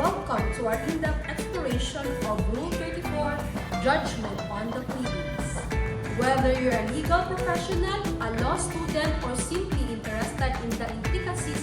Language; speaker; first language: English; non-native, local second language; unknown